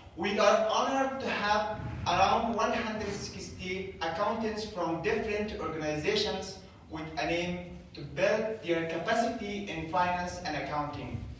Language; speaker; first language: English; non-native, fluent; Persian